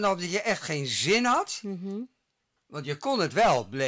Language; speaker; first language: Dutch; native; Dutch